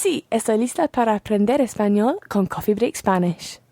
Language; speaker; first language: Spanish; non-native, learner; English